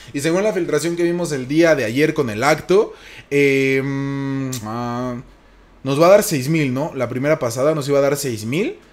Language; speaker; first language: Spanish; native; Spanish